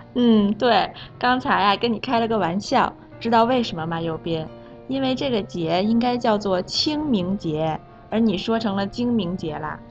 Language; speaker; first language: Chinese; native; Chinese